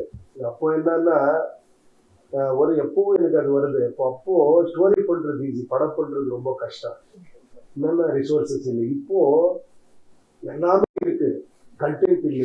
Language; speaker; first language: Tamil; non-native, learner; Kannada